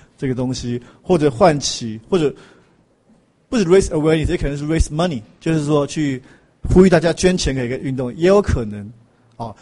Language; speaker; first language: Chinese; native; Chinese